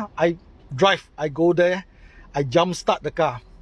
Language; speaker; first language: English; non-native, local second language; Malay